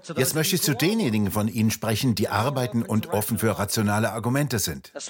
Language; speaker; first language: German; non-native, fluent; Russian